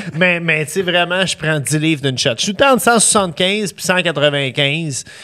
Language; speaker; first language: French; native; French